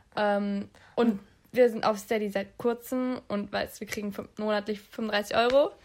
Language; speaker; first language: German; early bilingual, other home language; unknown